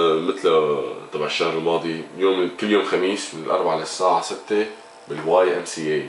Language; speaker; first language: Arabic; native; Arabic